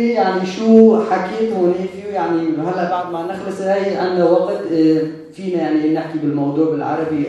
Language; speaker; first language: German; non-native, fluent; Kurdish